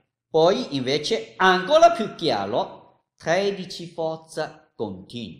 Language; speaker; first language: Italian; non-native, learner; Chinese